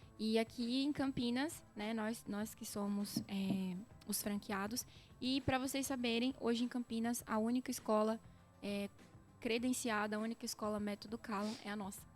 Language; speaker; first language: Portuguese; native; Portuguese